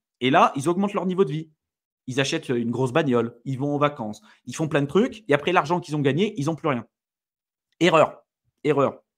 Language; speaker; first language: French; native; French